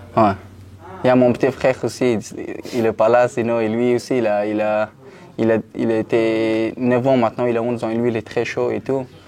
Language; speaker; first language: French; non-native, learner; Persian